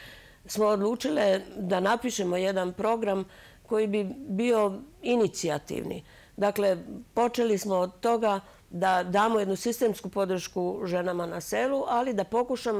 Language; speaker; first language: Serbian; native; Serbian